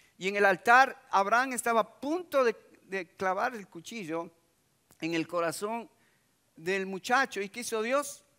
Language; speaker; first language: Spanish; native; Spanish